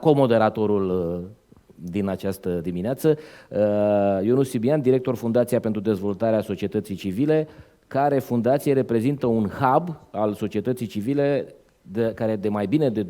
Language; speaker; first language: Romanian; native; Romanian